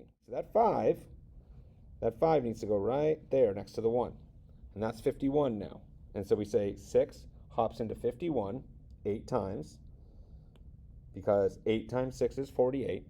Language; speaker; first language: English; native; English